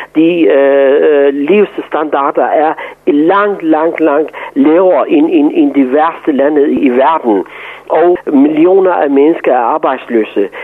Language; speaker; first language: Danish; non-native, fluent; Persian